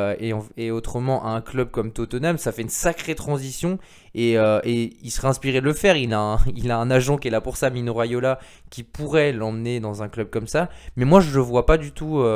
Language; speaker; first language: French; native; French